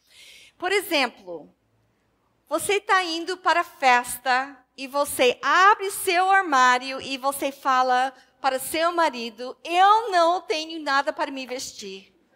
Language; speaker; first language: Portuguese; non-native, fluent; English